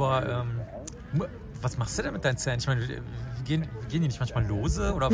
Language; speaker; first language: German; native; German